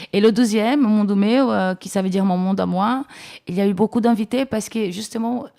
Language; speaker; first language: French; non-native, fluent; Portuguese